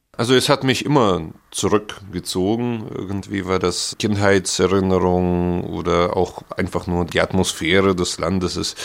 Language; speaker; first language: German; early bilingual, other home language; Russian